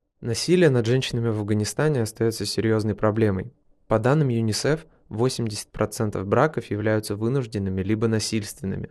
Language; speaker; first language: Russian; native; Russian